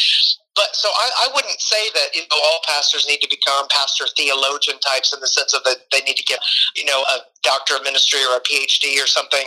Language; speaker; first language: English; native; English